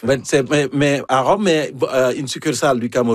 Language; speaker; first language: French; native; French